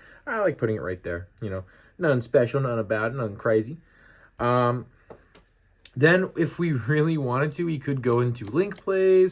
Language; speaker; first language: English; native; English